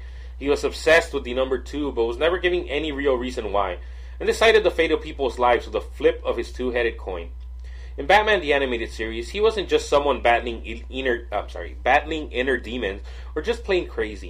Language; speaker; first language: English; native; English